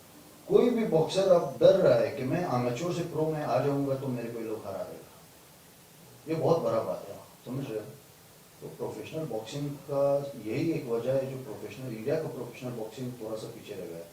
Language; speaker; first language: Hindi; non-native, fluent; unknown